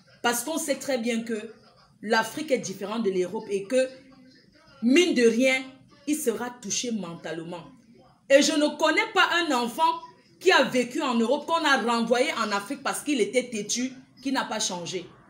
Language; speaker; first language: French; non-native, local second language; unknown